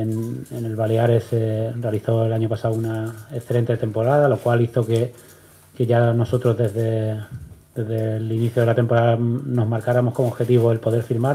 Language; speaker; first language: Spanish; native; Spanish